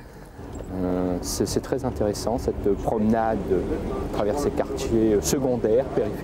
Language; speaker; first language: French; native; French